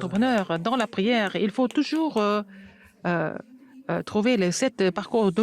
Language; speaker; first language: French; non-native, fluent; Korean